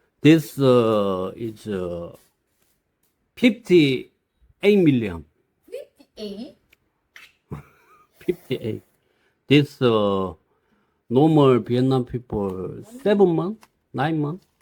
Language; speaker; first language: English; non-native, learner; Korean